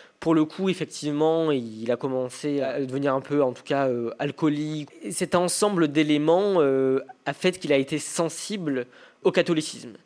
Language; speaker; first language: French; native; French